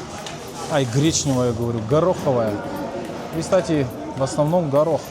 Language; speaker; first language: Russian; native; Russian